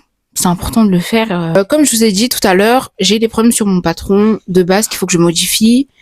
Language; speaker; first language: French; native; French